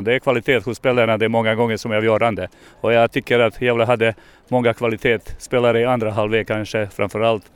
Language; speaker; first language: Swedish; non-native, fluent; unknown